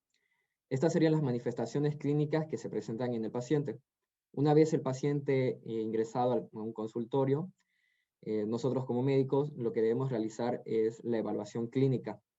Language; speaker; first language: Spanish; native; Spanish